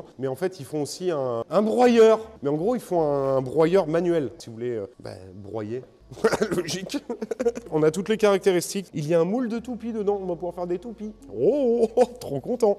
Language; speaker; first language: French; native; French